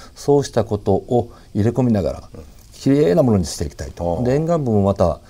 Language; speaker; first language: Japanese; native; Japanese